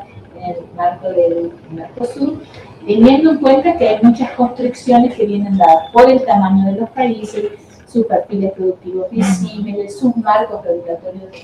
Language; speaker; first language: Spanish; native; Spanish